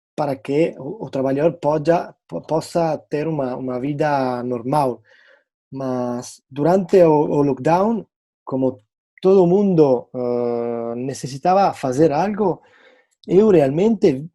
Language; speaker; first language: Portuguese; non-native, fluent; Italian